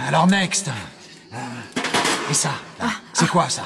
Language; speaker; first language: French; native; French